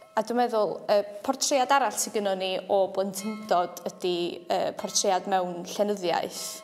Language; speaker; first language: Welsh; native; Welsh